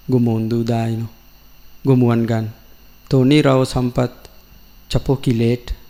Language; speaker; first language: Thai; non-native, learner; Sinhala